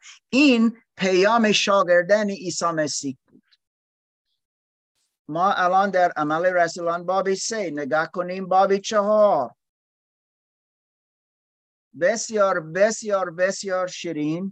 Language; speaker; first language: Persian; non-native, learner; English